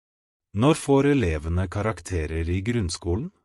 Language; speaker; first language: Norwegian; non-native, fluent; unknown